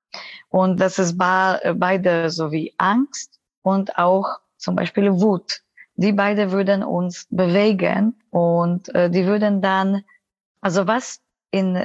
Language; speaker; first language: German; non-native, fluent; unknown